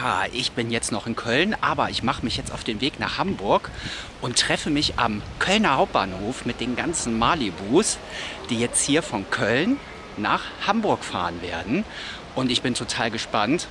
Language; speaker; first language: German; native; German